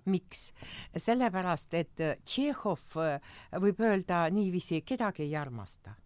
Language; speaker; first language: Estonian; non-native, local second language; Russian